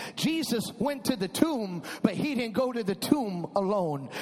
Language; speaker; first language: English; early bilingual, other home language; Spanish